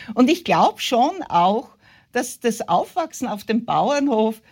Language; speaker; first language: German; native; German